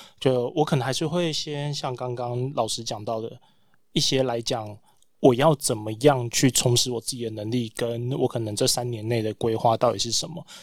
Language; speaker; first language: Chinese; native; Chinese